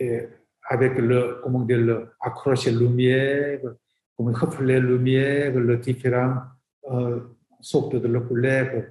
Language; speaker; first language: French; non-native, fluent; Korean